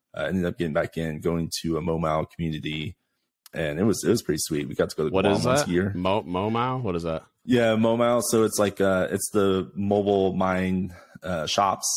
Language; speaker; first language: English; native; English